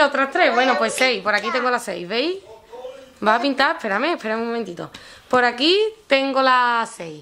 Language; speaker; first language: Spanish; native; Spanish